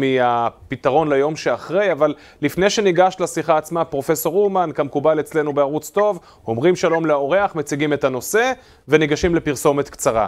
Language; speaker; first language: Hebrew; native; Hebrew